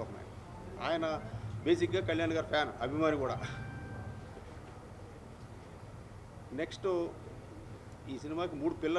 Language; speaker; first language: Telugu; native; Telugu